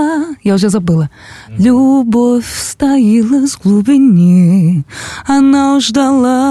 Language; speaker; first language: Russian; non-native, learner; Portuguese